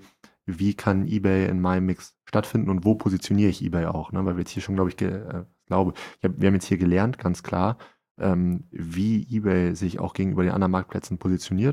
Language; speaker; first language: German; native; German